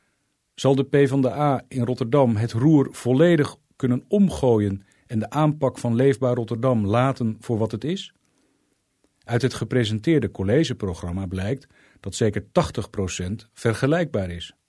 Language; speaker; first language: Dutch; native; Dutch